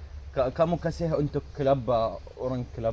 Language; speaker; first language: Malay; non-native, learner; Arabic